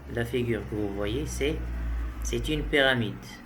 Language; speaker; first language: French; non-native, local second language; Arabic